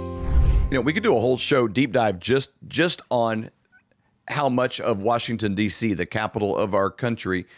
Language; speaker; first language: English; native; English